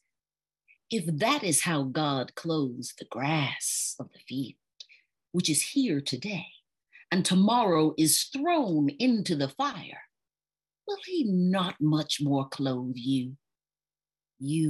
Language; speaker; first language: English; native; English